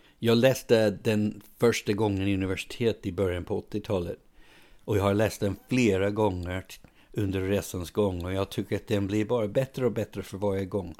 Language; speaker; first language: Swedish; non-native, fluent; English